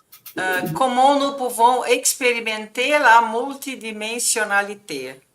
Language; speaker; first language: French; non-native, fluent; Portuguese